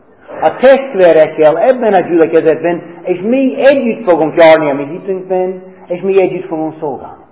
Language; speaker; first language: Hungarian; non-native, fluent; English